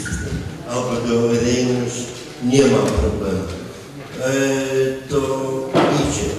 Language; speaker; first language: Polish; non-native, learner; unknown